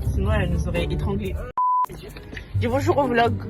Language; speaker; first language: French; native; French